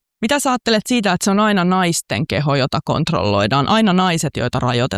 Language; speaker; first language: Finnish; native; Finnish